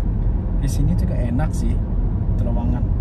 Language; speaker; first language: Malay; non-native, learner; Chinese